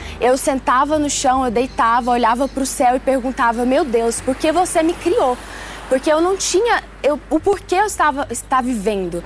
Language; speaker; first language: Portuguese; early bilingual, other home language; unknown